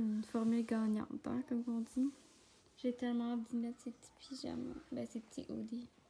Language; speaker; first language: French; native; French